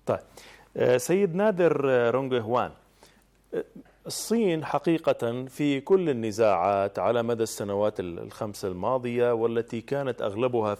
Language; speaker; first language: Arabic; native; Arabic